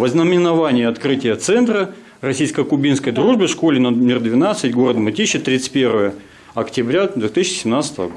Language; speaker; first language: Russian; native; Russian